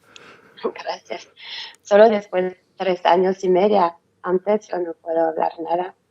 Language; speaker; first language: Spanish; non-native, learner; French